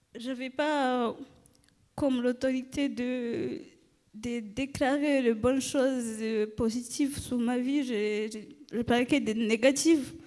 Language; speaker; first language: French; non-native, fluent; Kinyarwanda